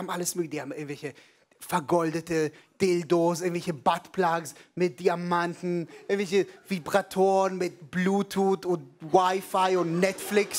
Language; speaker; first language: German; non-native, fluent; Hebrew